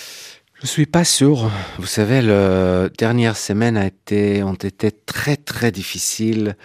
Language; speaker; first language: French; non-native, fluent; Hebrew